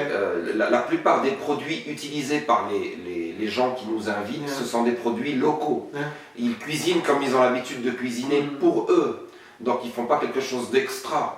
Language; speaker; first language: French; non-native, local second language; Arabic